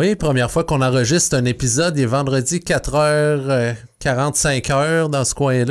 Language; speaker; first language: French; native; French